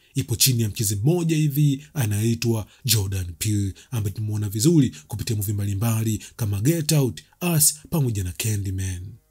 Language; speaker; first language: Swahili; native; Swahili